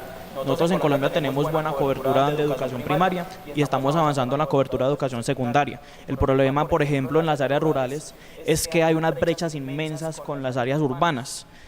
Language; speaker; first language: Spanish; native; Spanish